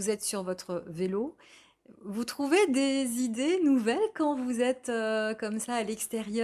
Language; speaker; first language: French; native; French